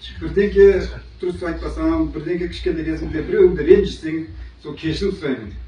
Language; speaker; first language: Kazakh; non-native, local second language; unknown